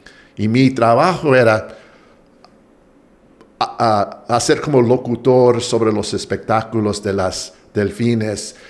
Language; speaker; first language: Spanish; non-native, fluent; English